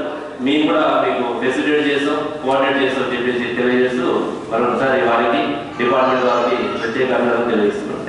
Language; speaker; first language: Telugu; native; Telugu